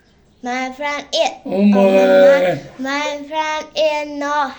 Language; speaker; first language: English; non-native, learner; Burmese